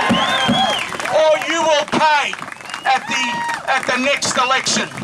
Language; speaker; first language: English; native; English